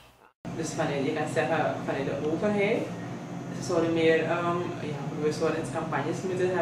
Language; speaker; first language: Dutch; native; Dutch